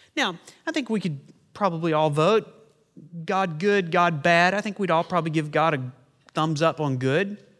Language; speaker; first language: English; native; English